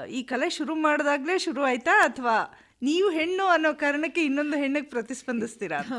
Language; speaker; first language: Kannada; native; Kannada